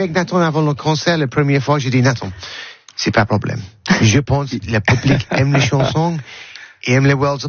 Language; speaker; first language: French; non-native, learner; English